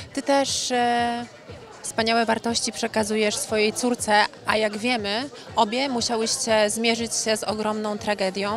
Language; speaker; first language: Polish; native; Polish